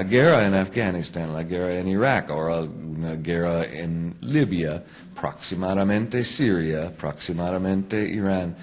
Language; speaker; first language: Spanish; non-native, fluent; English